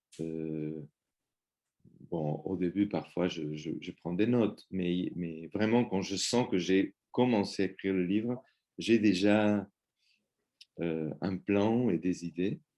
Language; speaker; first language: French; non-native, fluent; Spanish